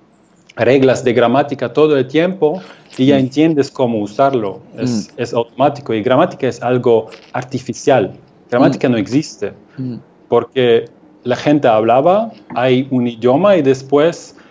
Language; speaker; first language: Spanish; non-native, fluent; German